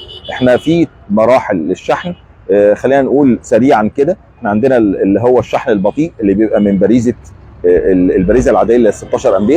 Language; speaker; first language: Arabic; native; Arabic